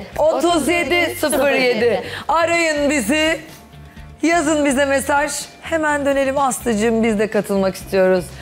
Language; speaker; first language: Turkish; native; Turkish